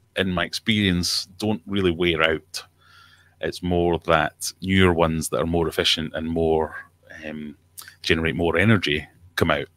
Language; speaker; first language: English; native; English